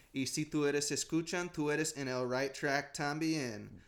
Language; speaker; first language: Spanish; non-native, learner; English